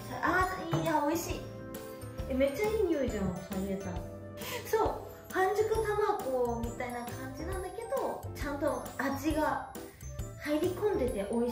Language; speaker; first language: Japanese; non-native, local second language; Chinese